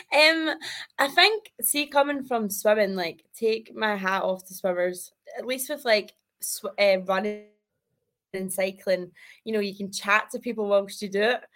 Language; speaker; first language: English; native; English